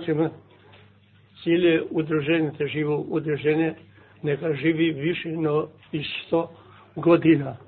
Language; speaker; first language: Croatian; non-native, learner; Albanian